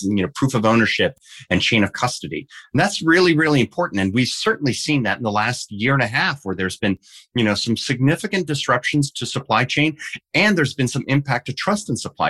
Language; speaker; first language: English; early bilingual, heritage; English